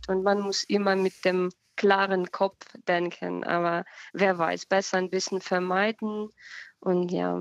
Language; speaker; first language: German; non-native, fluent; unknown